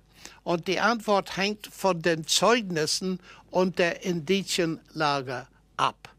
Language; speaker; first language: German; non-native, fluent; English